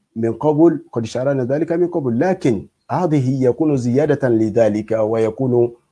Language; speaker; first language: Arabic; non-native, fluent; Yoruba